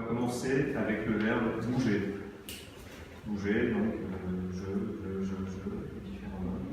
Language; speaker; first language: French; non-native, learner; Russian